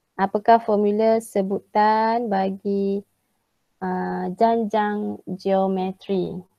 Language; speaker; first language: Malay; native; Malay